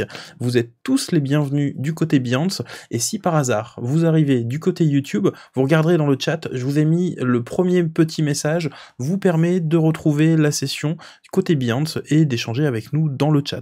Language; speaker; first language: French; native; French